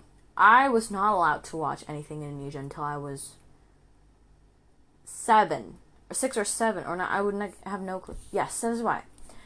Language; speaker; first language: English; non-native, fluent; Indonesian